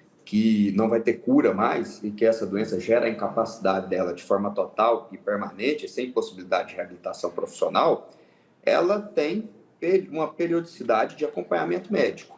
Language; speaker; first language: Portuguese; native; Portuguese